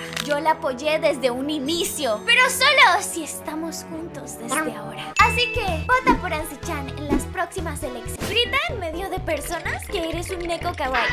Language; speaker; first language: Spanish; native; Spanish